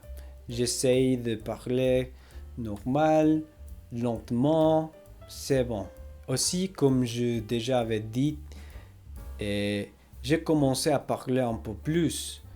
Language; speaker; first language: French; non-native, learner; English